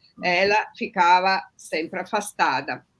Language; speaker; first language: Portuguese; non-native, fluent; Italian